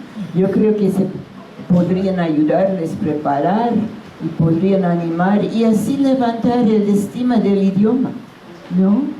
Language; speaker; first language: Spanish; non-native, fluent; English